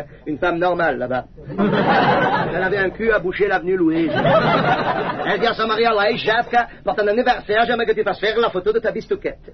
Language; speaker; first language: French; native; French